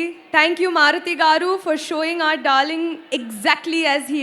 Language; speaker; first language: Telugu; non-native, learner; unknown